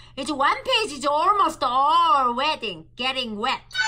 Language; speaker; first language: English; non-native, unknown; Korean